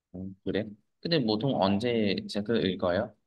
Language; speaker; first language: Korean; non-native, fluent; Vietnamese